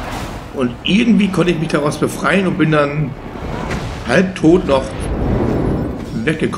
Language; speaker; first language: German; native; German